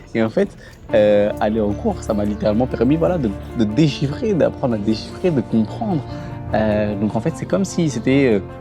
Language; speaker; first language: French; native; French